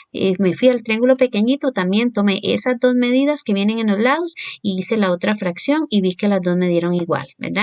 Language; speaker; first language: Spanish; native; Spanish